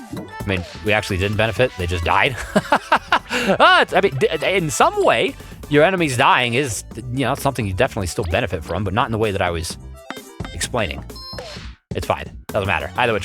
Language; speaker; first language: English; native; English